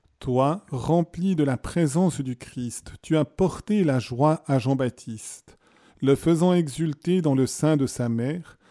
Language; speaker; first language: French; native; French